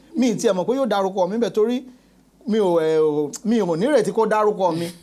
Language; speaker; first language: Yoruba; native; Yoruba